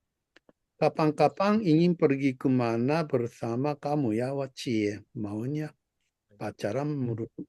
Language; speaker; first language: Indonesian; non-native, fluent; Japanese